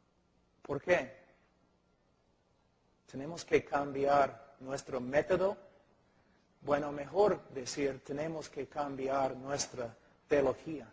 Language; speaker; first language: Spanish; non-native, fluent; English